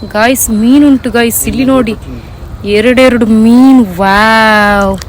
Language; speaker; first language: Kannada; native; Kannada